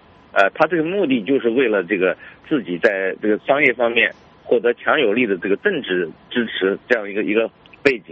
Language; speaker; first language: Chinese; native; Chinese